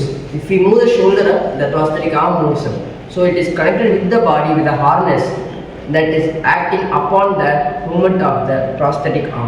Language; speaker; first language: English; non-native, local second language; Tamil